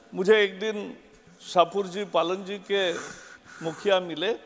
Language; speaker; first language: Hindi; non-native, local second language; Marathi